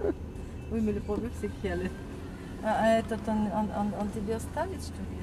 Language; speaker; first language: French; native; French